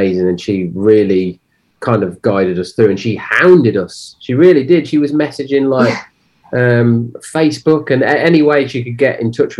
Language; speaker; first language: English; native; English